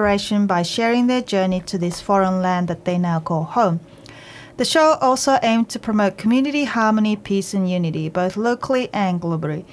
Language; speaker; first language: English; non-native, fluent; Japanese